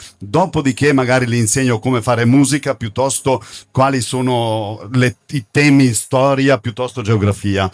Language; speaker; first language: Italian; non-native, fluent; Turkish